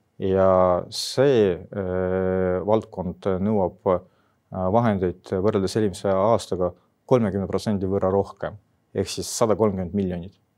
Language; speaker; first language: Estonian; non-native, local second language; Russian